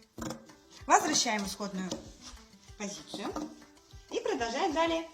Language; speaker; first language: Russian; native; Russian